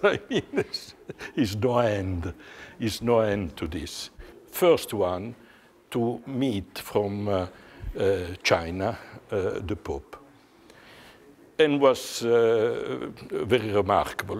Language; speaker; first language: English; non-native, fluent; Italian